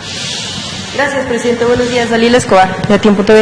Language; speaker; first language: Spanish; native; Spanish